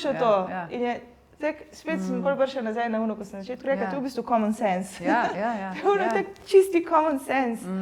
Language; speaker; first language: Slovenian; native; Slovenian